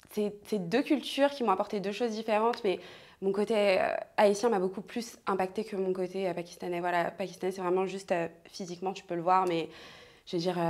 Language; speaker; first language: French; native; French